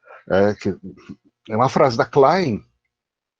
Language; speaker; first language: Portuguese; native; Portuguese